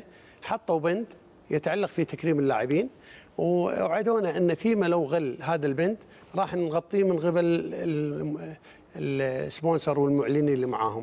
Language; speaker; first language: Arabic; native; Arabic